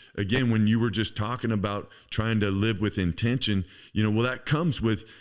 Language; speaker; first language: English; native; English